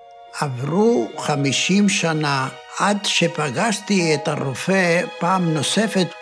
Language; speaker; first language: Hebrew; non-native, fluent; Ladino